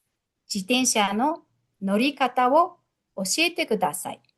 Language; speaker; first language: Japanese; non-native, fluent; Mongolian